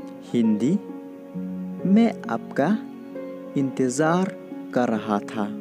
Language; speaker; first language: Hindi; non-native, local second language; Khasi